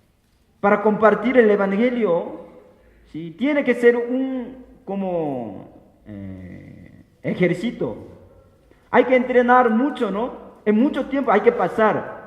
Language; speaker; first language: Spanish; non-native, fluent; Korean